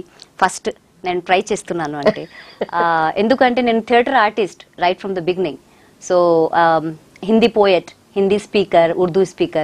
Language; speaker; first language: Telugu; non-native, local second language; Hindi